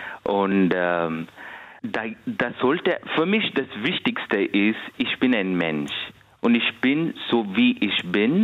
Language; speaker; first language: German; non-native, fluent; Kannada